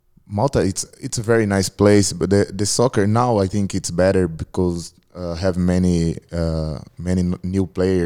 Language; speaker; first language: English; non-native, learner; Portuguese